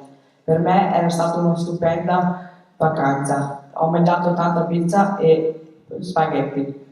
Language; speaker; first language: Italian; early bilingual, heritage; Italian